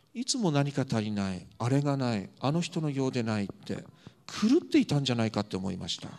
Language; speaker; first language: Japanese; native; Japanese